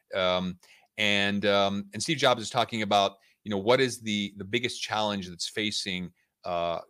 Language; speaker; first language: English; native; English